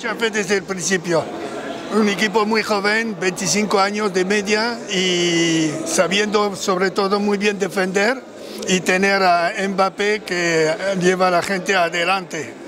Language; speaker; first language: Spanish; non-native, fluent; French